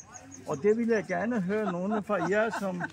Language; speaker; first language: Danish; non-native, fluent; Bangla